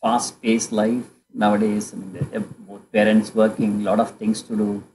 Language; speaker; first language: English; non-native, local second language; Kannada